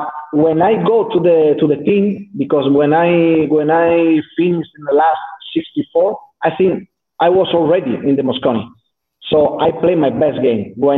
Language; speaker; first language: English; non-native, learner; Spanish